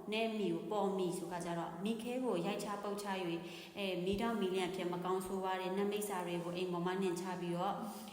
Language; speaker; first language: Burmese; non-native, local second language; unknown